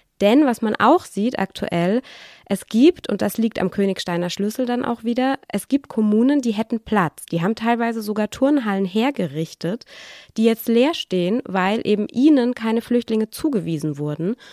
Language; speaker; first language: German; native; German